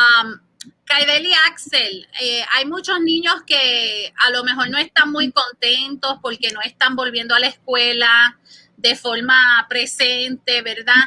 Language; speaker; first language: Spanish; early bilingual, heritage; Spanish